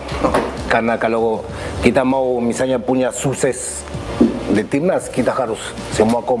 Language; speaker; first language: Indonesian; non-native, local second language; Spanish